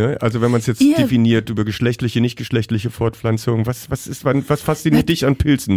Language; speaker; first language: German; native; German